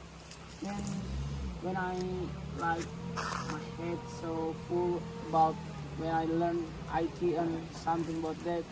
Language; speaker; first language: English; non-native, learner; Indonesian